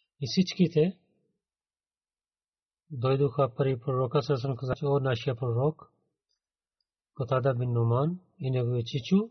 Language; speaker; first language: Bulgarian; non-native, learner; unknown